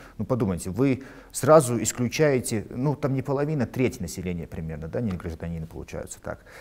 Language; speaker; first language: Russian; non-native, local second language; Latvian